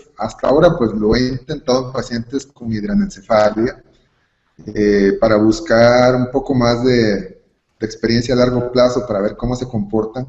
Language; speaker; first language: Spanish; native; Spanish